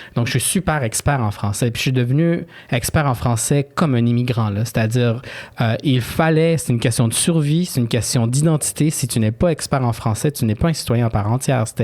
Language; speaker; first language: French; early bilingual, other home language; Spanish